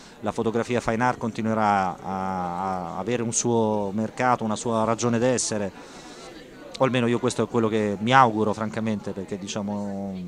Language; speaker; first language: Italian; native; Italian